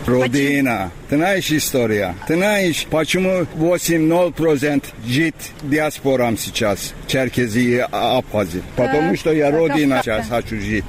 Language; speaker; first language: Russian; non-native, learner; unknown